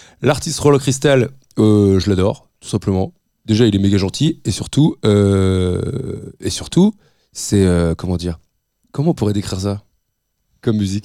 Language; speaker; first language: French; native; French